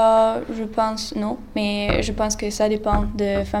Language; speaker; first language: French; non-native, learner; Italian